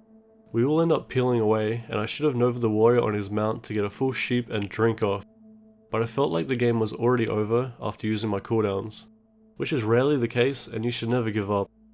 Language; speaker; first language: English; native; English